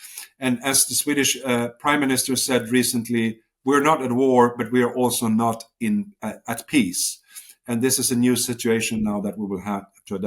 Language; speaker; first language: English; non-native, fluent; Swedish